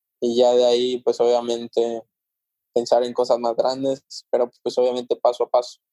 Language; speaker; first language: Spanish; native; Spanish